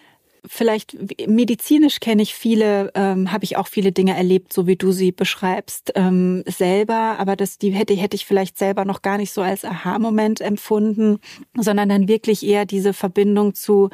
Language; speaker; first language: German; native; German